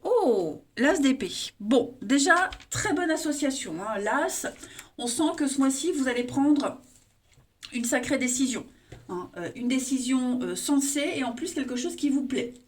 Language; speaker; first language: French; native; French